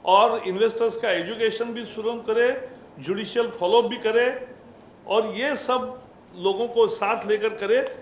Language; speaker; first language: Hindi; non-native, local second language; Marathi